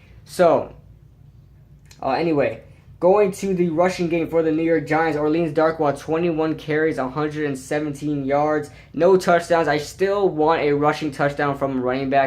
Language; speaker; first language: English; native; English